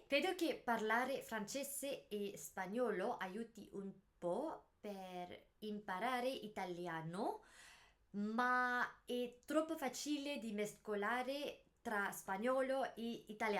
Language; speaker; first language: Italian; non-native, learner; Malay